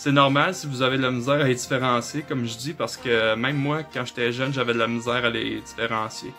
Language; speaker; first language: French; native; French